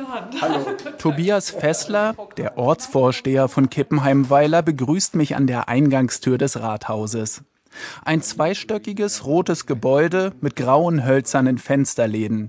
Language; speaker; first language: German; native; German